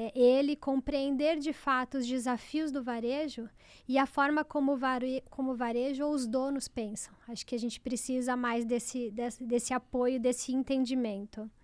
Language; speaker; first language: Portuguese; native; Portuguese